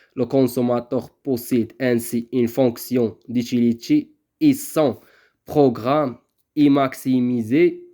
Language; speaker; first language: French; non-native, local second language; Arabic